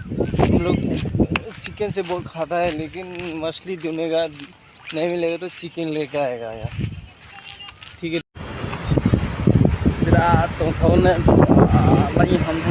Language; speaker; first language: Hindi; non-native, local second language; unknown